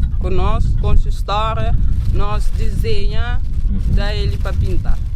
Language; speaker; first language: Portuguese; non-native, local second language; Kabuverdianu